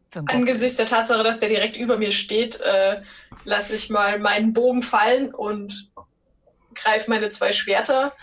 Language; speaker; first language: German; native; German